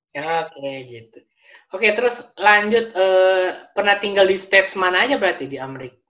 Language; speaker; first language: Indonesian; native; Indonesian